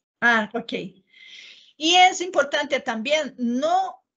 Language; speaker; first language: Spanish; non-native, learner; Portuguese